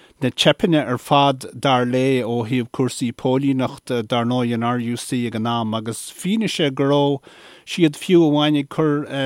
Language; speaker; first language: Irish; native; Irish